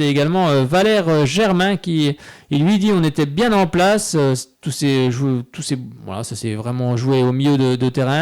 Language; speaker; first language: French; native; French